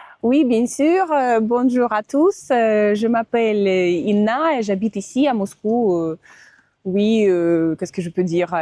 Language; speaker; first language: French; non-native, fluent; Russian